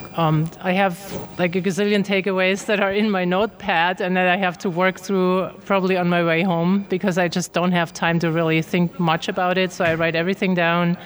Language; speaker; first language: English; non-native, fluent; German